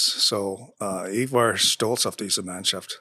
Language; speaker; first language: German; non-native, learner; English